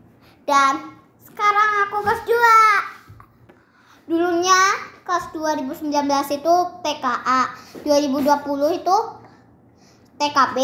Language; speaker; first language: Indonesian; early bilingual, heritage; Indonesian